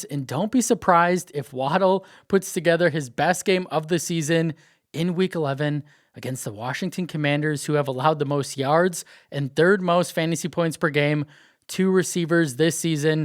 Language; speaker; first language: English; native; English